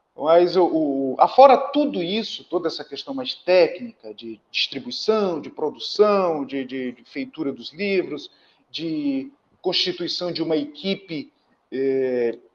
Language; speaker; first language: Portuguese; native; Portuguese